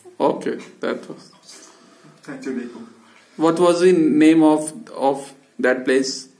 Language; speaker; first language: English; non-native, local second language; Hindi